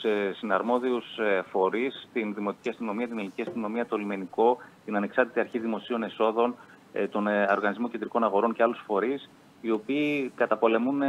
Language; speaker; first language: Greek; native; Greek